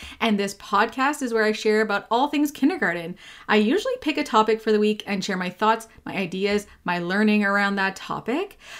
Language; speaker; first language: English; native; English